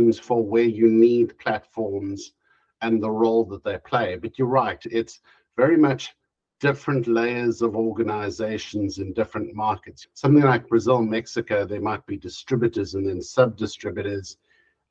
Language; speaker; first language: English; native; English